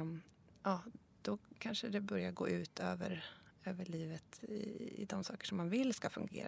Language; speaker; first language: Swedish; native; Swedish